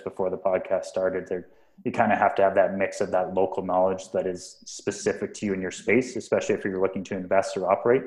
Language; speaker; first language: English; native; English